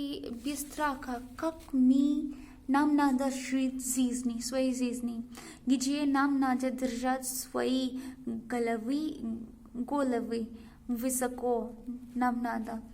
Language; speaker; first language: Russian; non-native, learner; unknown